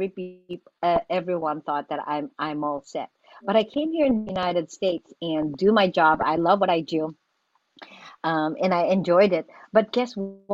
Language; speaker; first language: English; non-native, local second language; Filipino